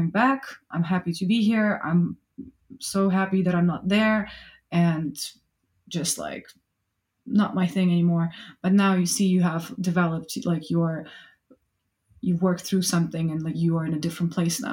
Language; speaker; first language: English; non-native, fluent; Russian